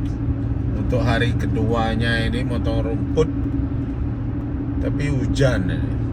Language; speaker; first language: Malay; non-native, local second language; Balinese